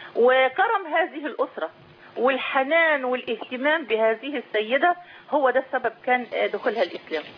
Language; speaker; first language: Arabic; native; Arabic